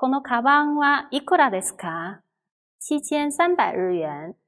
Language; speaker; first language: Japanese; non-native, fluent; Chinese